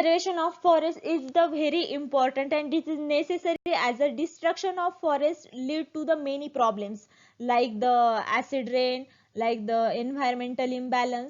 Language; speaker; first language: English; non-native, local second language; Marathi